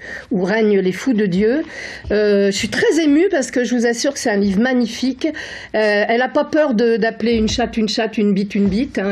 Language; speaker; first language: French; native; French